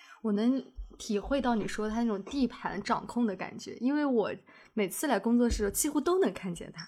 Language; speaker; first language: Chinese; native; Chinese